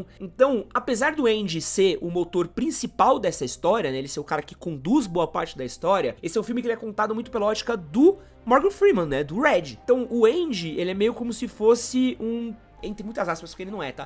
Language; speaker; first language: Portuguese; native; Portuguese